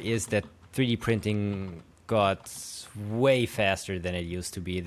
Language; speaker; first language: English; non-native, fluent; German